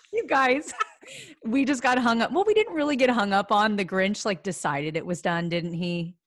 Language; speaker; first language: English; native; English